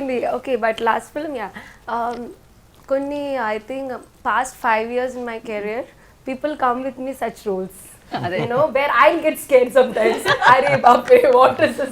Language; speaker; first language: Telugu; non-native, learner; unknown